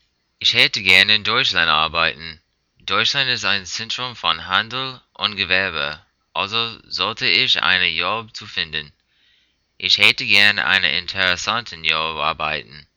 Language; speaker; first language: German; non-native, learner; English